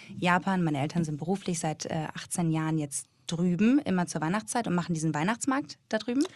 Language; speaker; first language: German; native; German